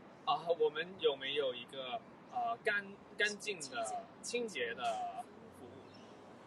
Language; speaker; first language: Chinese; early bilingual, heritage; Chinese